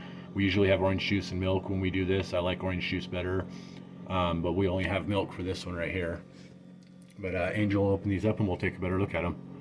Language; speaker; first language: English; native; English